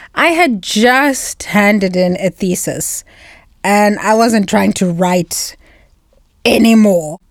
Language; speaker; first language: English; non-native, local second language; Shona